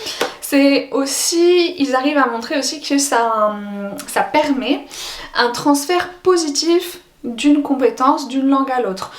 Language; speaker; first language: French; native; French